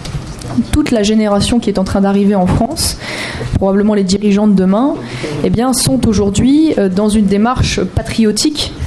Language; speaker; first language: French; native; French